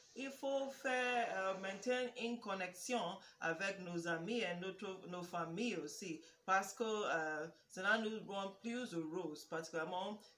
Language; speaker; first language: French; non-native, learner; English